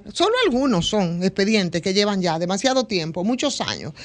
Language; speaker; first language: Spanish; native; Spanish